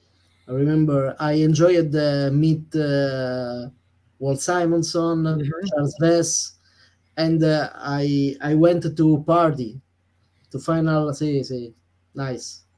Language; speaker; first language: English; non-native, learner; Italian